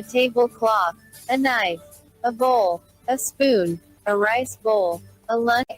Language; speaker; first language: English; non-native, learner; Indonesian